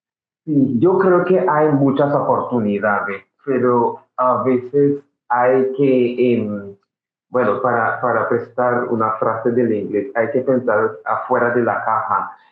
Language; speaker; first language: Spanish; non-native, fluent; English